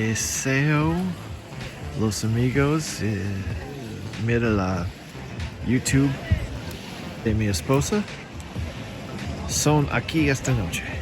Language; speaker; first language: Spanish; non-native, learner; English